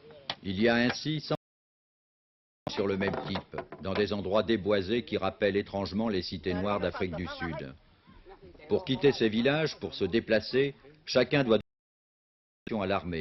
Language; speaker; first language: French; native; French